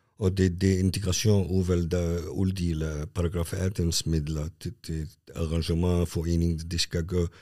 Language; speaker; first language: Danish; non-native, fluent; Arabic